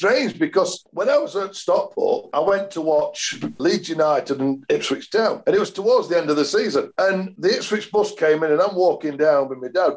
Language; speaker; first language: English; native; English